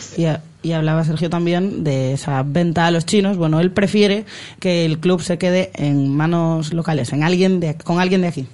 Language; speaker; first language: Spanish; native; Spanish